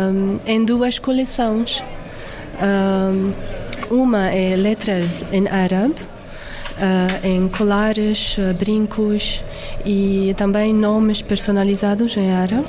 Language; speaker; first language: Portuguese; non-native, fluent; Arabic